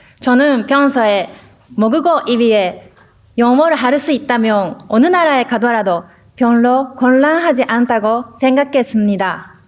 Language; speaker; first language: Korean; non-native, learner; Japanese